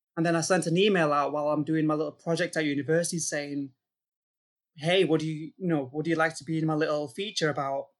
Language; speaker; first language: English; native; English